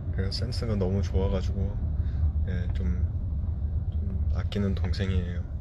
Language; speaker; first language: Korean; early bilingual, heritage; Korean